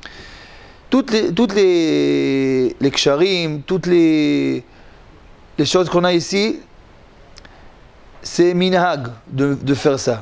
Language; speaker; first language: French; non-native, learner; Hebrew